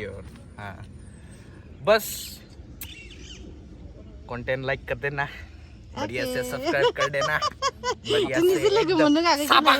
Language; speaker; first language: Hindi; non-native, local second language; Bodo